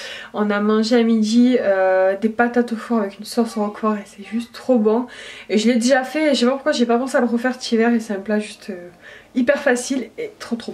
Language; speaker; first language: French; native; French